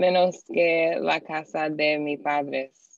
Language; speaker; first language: Spanish; non-native, learner; English